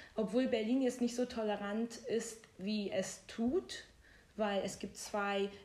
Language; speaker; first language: German; non-native, fluent; Persian